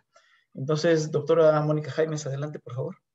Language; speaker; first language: Spanish; native; Spanish